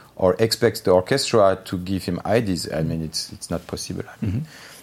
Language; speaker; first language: English; non-native, fluent; Armenian